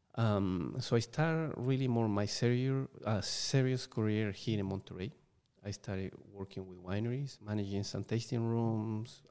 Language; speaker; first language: English; non-native, fluent; Spanish